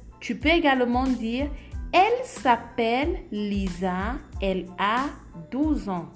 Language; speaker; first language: French; non-native, fluent; Spanish